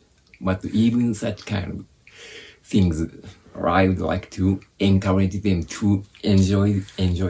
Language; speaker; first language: English; non-native, fluent; Japanese